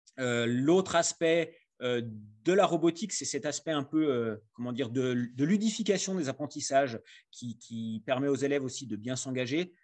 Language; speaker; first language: French; native; French